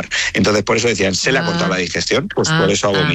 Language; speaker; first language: Spanish; native; Spanish